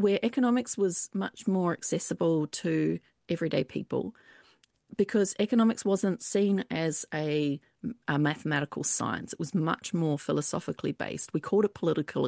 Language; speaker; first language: English; native; English